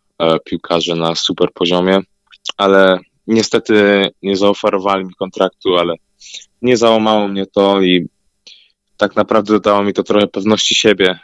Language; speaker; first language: Polish; early bilingual, heritage; Polish